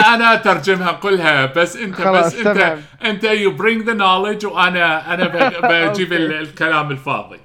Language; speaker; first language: Arabic; native; Arabic